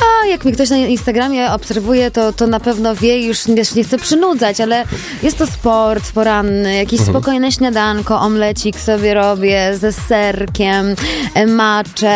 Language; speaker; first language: Polish; native; Polish